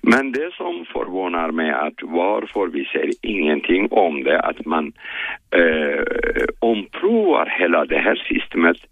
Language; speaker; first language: Swedish; non-native, fluent; Kurdish